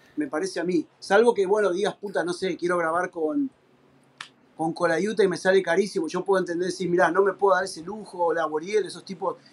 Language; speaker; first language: Spanish; native; Spanish